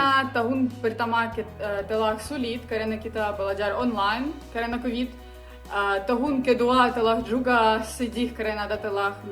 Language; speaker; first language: Indonesian; non-native, learner; Ukrainian